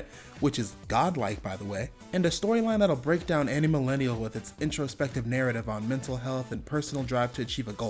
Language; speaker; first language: English; native; English